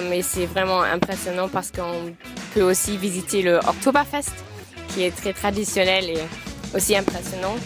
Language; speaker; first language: French; non-native, fluent; German